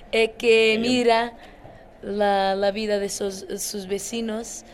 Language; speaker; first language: Spanish; non-native, learner; Portuguese